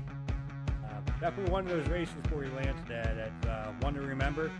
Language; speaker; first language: English; native; English